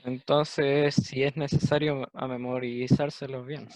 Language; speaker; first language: Spanish; native; Spanish